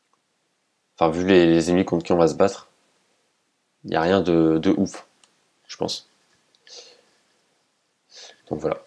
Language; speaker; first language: French; native; French